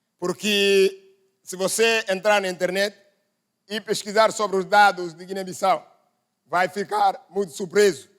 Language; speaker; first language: Portuguese; non-native, local second language; Upper Guinea Crioulo